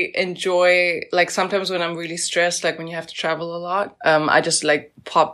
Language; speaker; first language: English; native; English